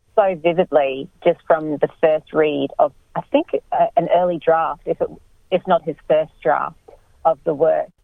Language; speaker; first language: English; native; English